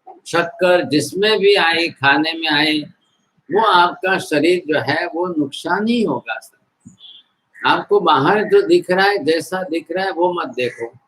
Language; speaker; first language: Hindi; non-native, local second language; Gujarati